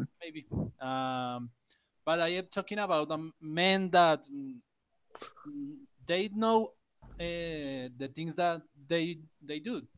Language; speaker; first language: English; non-native, learner; Spanish